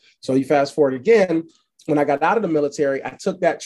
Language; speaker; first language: English; native; English